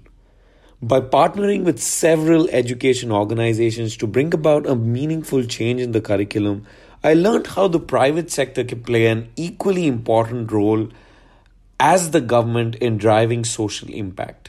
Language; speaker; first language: English; non-native, local second language; Hindi